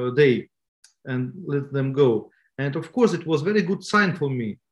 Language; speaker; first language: English; non-native, learner; Estonian